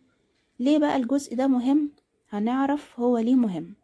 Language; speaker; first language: Arabic; native; Arabic